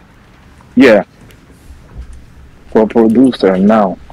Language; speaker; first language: English; non-native, learner; French